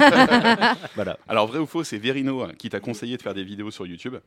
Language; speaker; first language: French; native; French